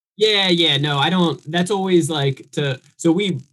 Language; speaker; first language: English; native; English